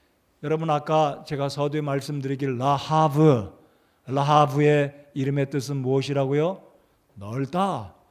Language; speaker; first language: Korean; native; Korean